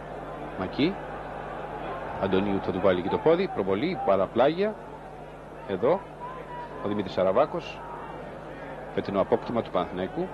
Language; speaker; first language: Greek; native; Greek